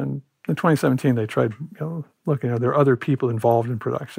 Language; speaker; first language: English; native; English